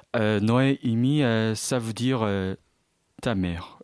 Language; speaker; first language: French; non-native, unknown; Korean